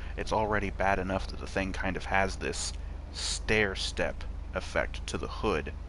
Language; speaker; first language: English; native; English